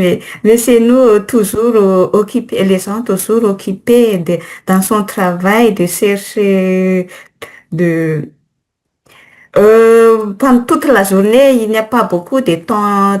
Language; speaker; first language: French; non-native, learner; Malagasy